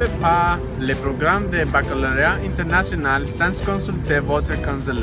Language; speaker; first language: French; non-native, learner; English